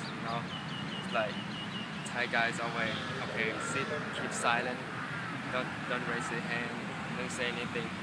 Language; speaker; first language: English; non-native, learner; Thai